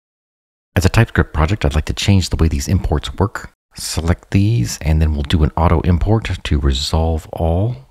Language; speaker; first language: English; native; English